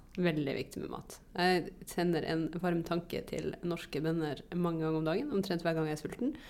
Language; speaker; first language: Norwegian; native; Norwegian